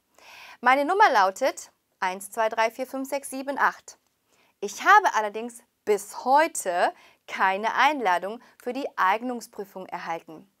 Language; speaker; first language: German; non-native, fluent; Korean